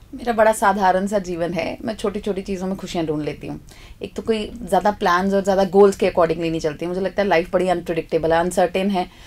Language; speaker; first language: Hindi; native; Hindi